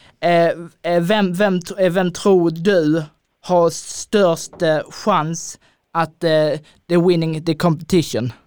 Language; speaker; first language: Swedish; non-native, fluent; English